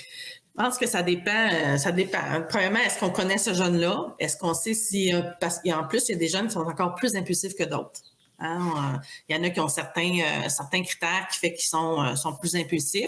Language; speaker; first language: French; native; French